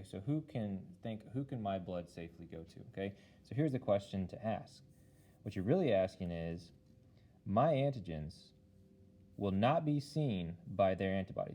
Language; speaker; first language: English; native; English